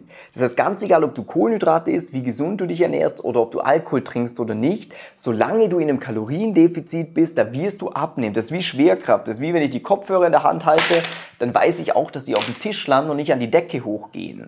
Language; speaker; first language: German; native; German